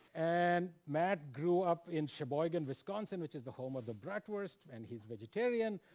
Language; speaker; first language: English; non-native, local second language; Hindi